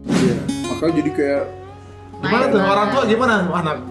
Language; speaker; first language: Indonesian; native; Indonesian